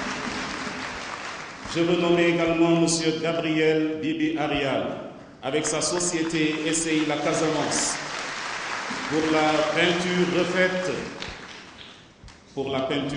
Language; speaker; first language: French; non-native, local second language; Jola-Fonyi